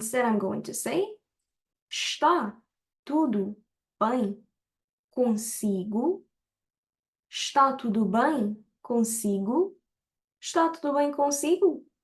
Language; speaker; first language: Portuguese; non-native, fluent; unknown